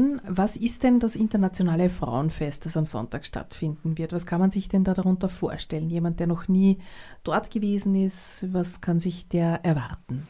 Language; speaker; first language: German; native; German